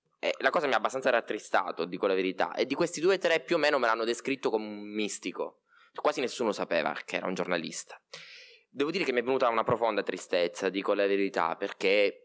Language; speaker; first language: Italian; native; Italian